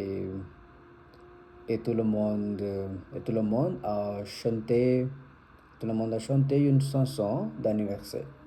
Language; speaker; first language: French; non-native, learner; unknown